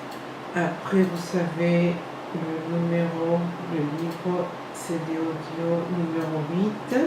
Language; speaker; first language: French; non-native, fluent; Spanish